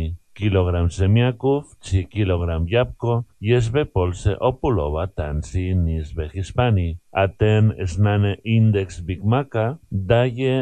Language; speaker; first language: Polish; non-native, learner; Spanish